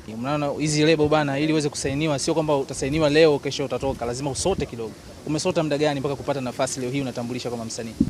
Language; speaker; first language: Swahili; native; Swahili